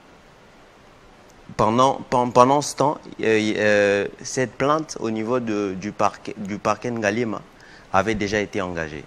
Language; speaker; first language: French; non-native, local second language; Lingala